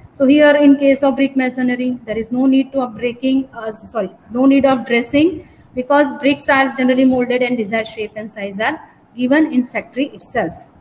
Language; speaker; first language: English; non-native, local second language; Gujarati